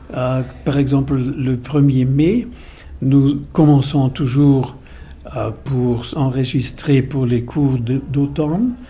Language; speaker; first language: French; non-native, fluent; German